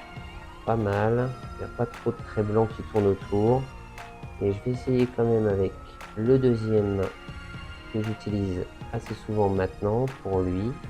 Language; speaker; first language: French; native; French